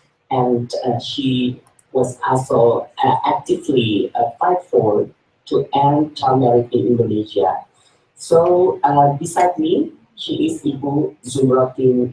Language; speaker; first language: English; non-native, learner; Indonesian